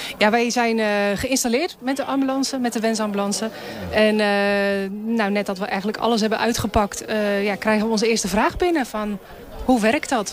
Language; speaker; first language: Dutch; native; Dutch